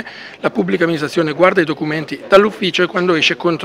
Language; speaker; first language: Italian; native; Italian